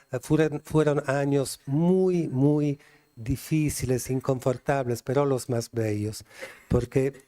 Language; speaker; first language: Spanish; non-native, fluent; Italian